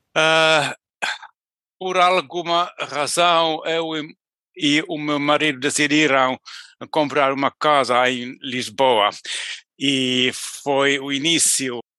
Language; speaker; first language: Portuguese; non-native, fluent; Finnish